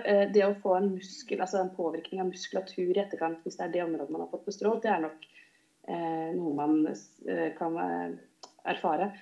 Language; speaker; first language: Norwegian; native; Norwegian